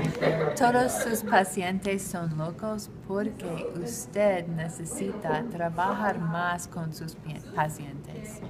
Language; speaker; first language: Spanish; non-native, learner; English